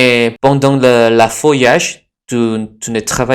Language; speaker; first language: French; non-native, fluent; Indonesian